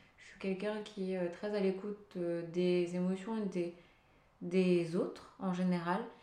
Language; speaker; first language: French; early bilingual, other home language; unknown